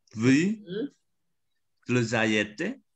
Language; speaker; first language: Russian; non-native, learner; Indonesian